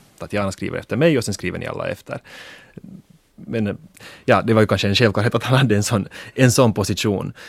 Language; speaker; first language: Swedish; native; Swedish